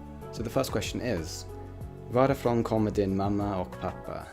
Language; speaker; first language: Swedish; non-native, learner; English